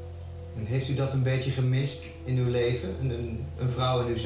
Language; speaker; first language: Dutch; native; Dutch